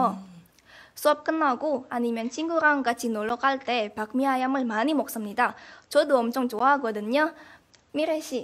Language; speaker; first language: Korean; non-native, fluent; Indonesian